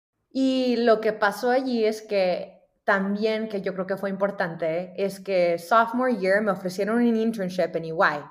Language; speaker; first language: Spanish; early bilingual, heritage; Spanish